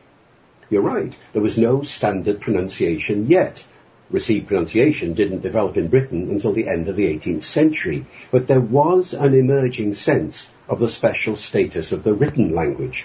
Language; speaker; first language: English; native; English